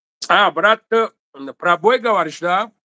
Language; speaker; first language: Russian; non-native, learner; Tajik